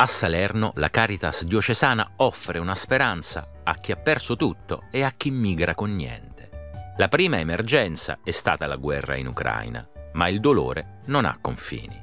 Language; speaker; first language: Italian; native; Italian